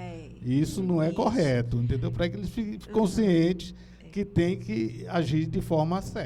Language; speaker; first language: Portuguese; native; Portuguese